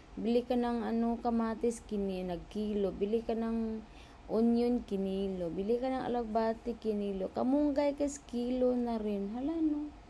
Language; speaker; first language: Filipino; non-native, local second language; Cebuano